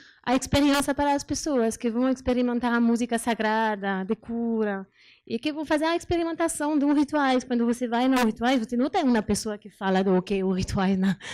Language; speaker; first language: Portuguese; non-native, learner; French